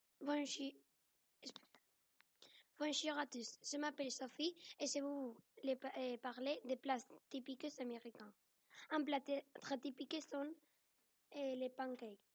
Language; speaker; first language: French; non-native, learner; Spanish